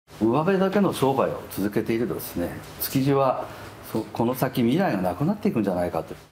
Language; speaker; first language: Japanese; native; Japanese